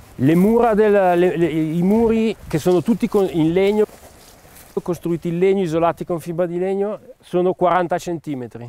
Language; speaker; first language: Italian; native; Italian